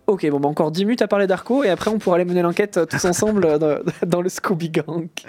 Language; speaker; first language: French; native; French